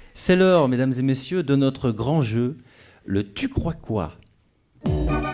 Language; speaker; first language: French; native; French